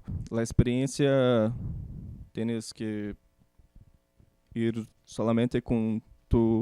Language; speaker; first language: Spanish; non-native, learner; Portuguese